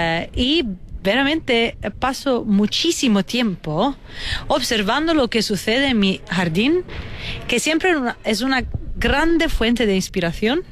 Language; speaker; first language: Spanish; non-native, fluent; Italian